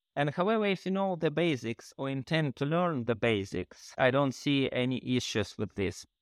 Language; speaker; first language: English; non-native, fluent; Ukrainian